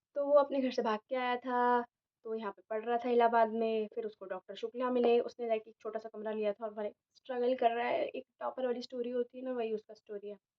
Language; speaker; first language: Hindi; native; Hindi